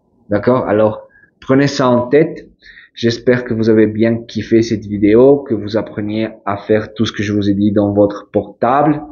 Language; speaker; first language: French; non-native, fluent; Spanish